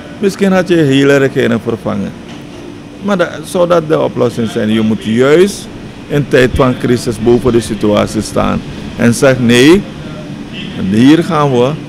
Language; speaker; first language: Dutch; native; Dutch